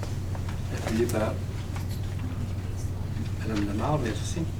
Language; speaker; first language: French; native; French